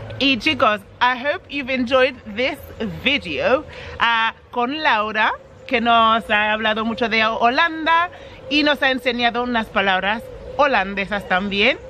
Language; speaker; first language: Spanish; non-native, fluent; English